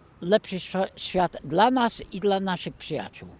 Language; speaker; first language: Polish; non-native, fluent; English